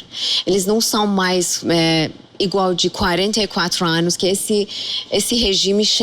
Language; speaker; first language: Portuguese; non-native, fluent; Persian